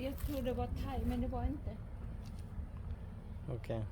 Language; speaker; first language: Swedish; non-native, learner; Thai